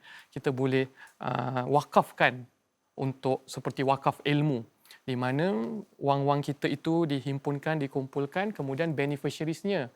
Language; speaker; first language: Malay; native; Malay